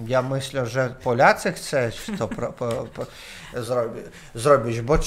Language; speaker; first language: Polish; non-native, learner; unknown